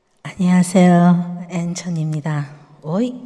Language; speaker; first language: Korean; early bilingual, heritage; Korean